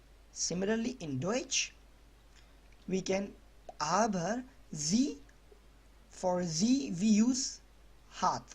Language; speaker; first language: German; non-native, learner; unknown